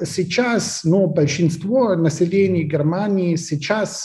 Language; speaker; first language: Russian; non-native, fluent; German